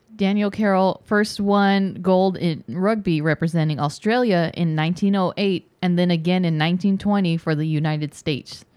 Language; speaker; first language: English; early bilingual, other home language; Filipino